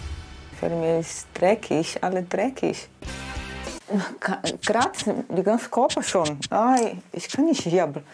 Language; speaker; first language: German; non-native, learner; Portuguese